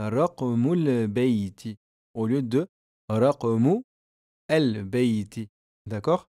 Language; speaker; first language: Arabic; non-native, fluent; French